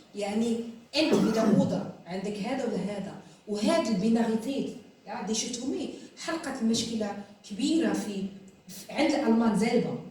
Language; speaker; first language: Arabic; native; Arabic